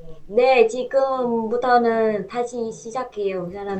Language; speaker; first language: Korean; non-native, fluent; Vietnamese